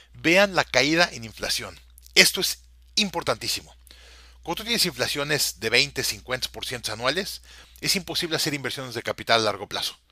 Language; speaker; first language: Spanish; native; Spanish